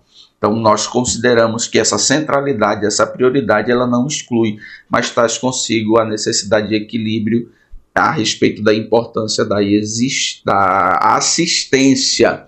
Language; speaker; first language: Portuguese; native; Portuguese